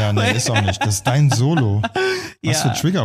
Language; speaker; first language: German; native; German